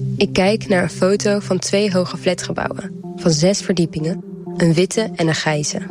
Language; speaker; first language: Dutch; early bilingual, heritage; Dutch